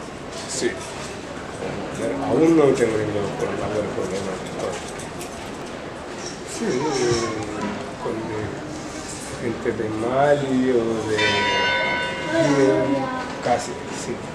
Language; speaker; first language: Spanish; non-native, learner; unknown